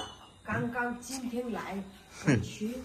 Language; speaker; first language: Chinese; non-native, learner; Nepali